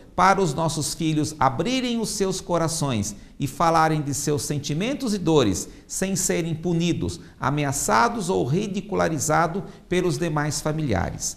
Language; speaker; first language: Portuguese; native; Portuguese